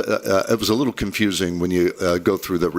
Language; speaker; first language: English; native; English